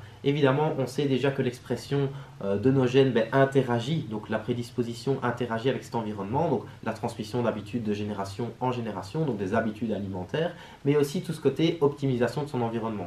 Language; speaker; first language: French; native; French